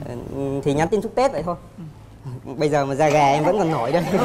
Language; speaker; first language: Vietnamese; native; Vietnamese